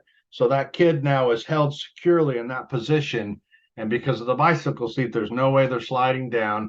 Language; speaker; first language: English; native; English